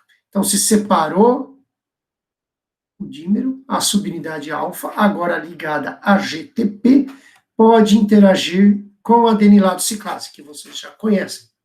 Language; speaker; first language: Portuguese; native; Portuguese